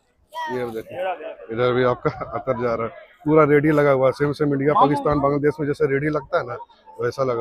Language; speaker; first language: Hindi; native; Hindi